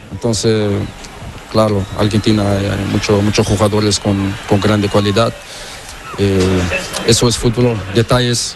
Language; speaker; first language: Spanish; non-native, learner; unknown